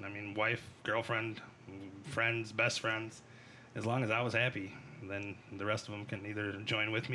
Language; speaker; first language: English; native; English